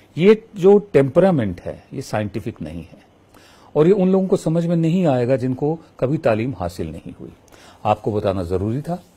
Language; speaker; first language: Hindi; native; Hindi